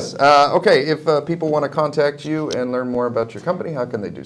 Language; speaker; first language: English; native; English